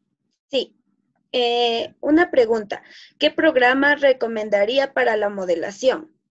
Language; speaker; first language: Spanish; native; Spanish